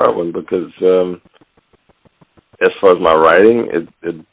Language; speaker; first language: English; native; English